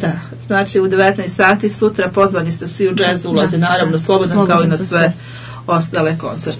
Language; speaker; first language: Serbian; native; Serbian